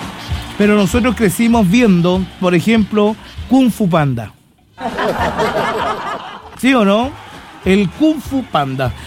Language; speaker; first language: Spanish; native; Spanish